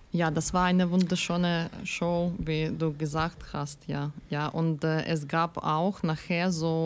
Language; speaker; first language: German; non-native, learner; Ukrainian